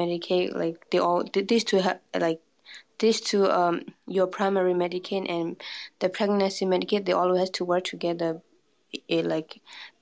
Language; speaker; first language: English; non-native, fluent; Burmese